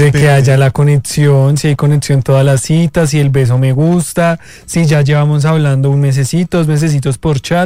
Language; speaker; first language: Spanish; native; Spanish